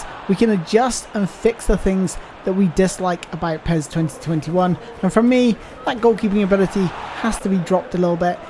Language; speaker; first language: English; native; English